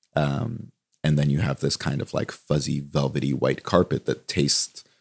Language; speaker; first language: English; native; English